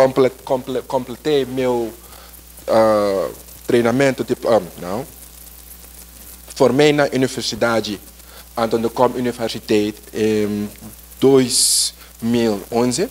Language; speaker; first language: Portuguese; non-native, learner; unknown